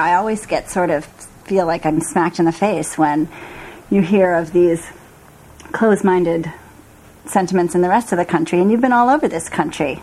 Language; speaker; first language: English; native; English